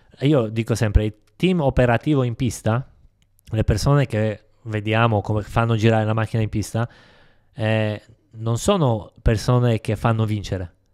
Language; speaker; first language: Italian; non-native, fluent; Polish